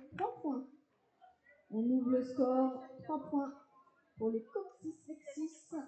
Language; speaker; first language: French; native; French